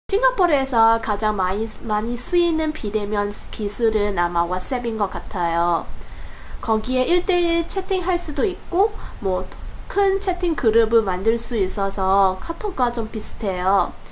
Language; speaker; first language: Korean; non-native, fluent; English